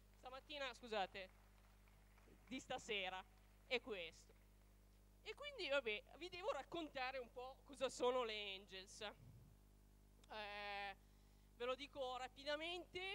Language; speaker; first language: Italian; native; Italian